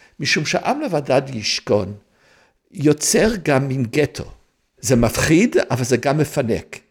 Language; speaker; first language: Hebrew; non-native, fluent; English